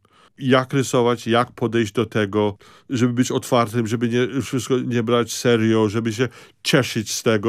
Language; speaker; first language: Polish; early bilingual, heritage; Polish